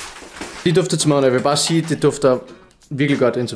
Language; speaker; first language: Danish; early bilingual, other home language; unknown